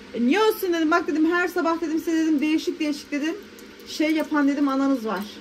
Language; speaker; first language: Turkish; early bilingual, heritage; Turkish